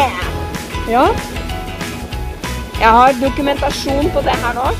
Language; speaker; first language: Norwegian; native; Norwegian